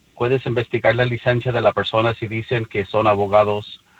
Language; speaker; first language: Spanish; early bilingual, heritage; Spanish